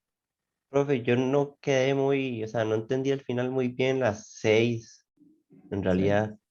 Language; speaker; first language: Spanish; native; Spanish